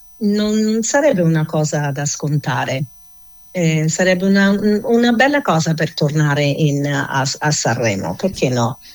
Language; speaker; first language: Italian; non-native, fluent; English